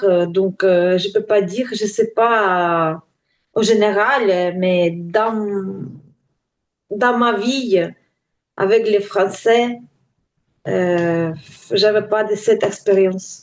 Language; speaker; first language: French; non-native, learner; Ukrainian